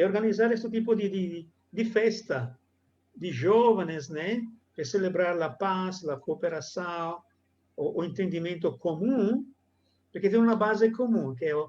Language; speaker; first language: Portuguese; non-native, fluent; Italian